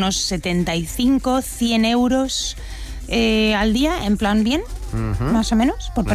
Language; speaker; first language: Spanish; native; Spanish